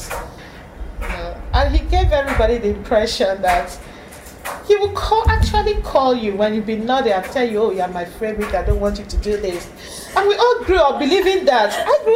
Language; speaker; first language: English; non-native, local second language; Igbo